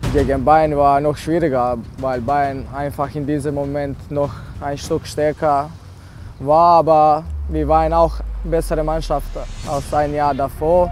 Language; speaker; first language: German; non-native, fluent; Serbian